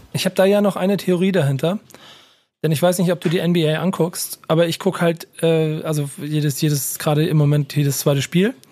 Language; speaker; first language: German; native; German